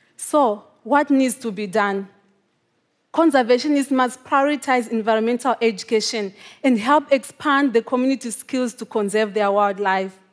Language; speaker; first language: English; non-native, local second language; Shona